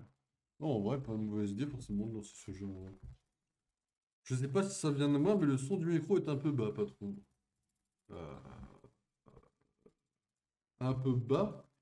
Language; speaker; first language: French; native; French